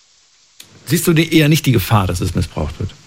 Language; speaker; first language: German; native; German